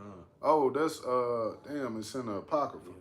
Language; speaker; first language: English; native; English